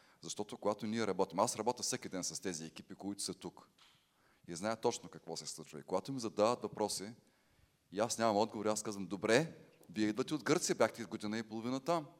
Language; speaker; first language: Bulgarian; native; Bulgarian